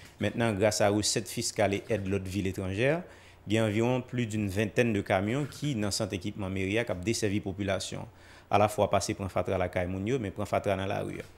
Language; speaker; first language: French; non-native, local second language; Haitian Creole